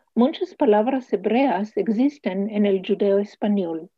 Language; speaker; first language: Spanish; early bilingual, heritage; Hebrew